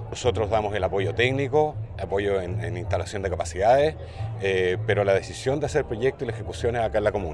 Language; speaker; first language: Spanish; native; Spanish